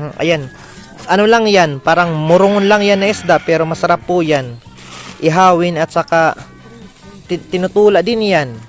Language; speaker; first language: Filipino; non-native, local second language; Waray